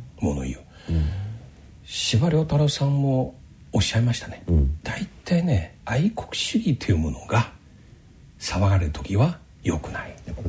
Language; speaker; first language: Japanese; non-native, fluent; Chinese